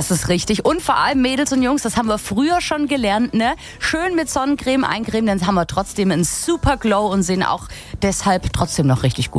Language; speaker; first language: German; native; German